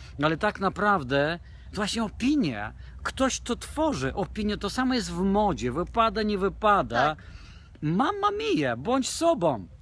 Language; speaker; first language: Polish; non-native, fluent; Romanian